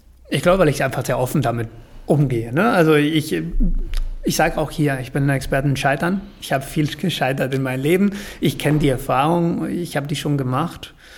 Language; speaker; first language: German; non-native, fluent; Spanish